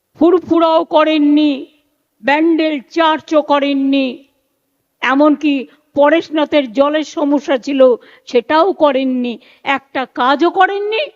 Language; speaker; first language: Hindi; non-native, local second language; Bangla